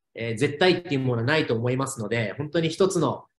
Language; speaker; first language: Japanese; native; Japanese